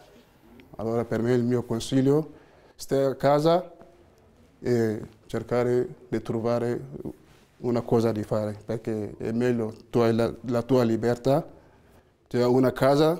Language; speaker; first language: Italian; non-native, learner; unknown